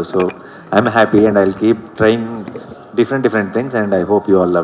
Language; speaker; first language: Telugu; native; Telugu